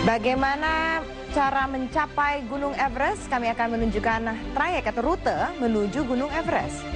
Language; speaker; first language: Indonesian; native; Indonesian